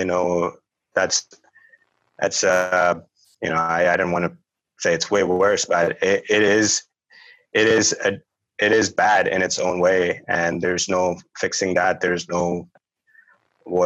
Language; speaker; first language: English; non-native, local second language; Urdu